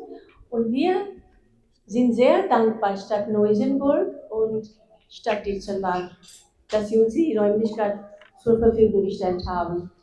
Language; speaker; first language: German; non-native, fluent; Urdu